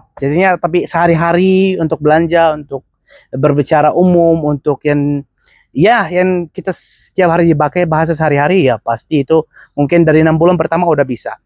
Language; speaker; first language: Indonesian; non-native, fluent; Arabic